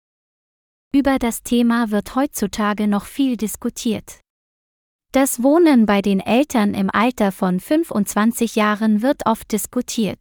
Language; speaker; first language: German; non-native, learner; Vietnamese